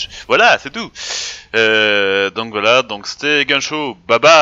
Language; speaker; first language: French; native; French